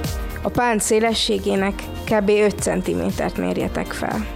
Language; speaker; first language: Hungarian; native; Hungarian